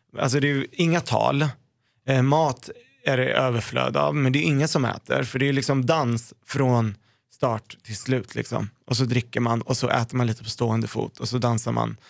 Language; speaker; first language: Swedish; early bilingual, other home language; Arabic